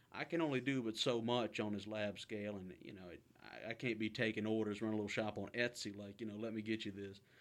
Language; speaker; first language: English; native; English